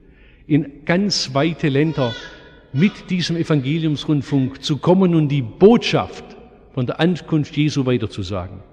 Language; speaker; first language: German; native; German